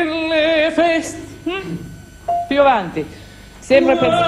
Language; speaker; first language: Italian; non-native, fluent; German